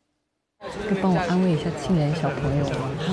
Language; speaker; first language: Chinese; native; Chinese